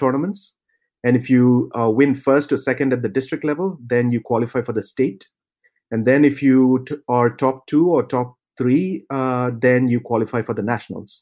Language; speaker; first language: English; non-native, local second language; Malayalam